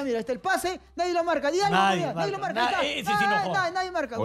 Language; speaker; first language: Spanish; native; Spanish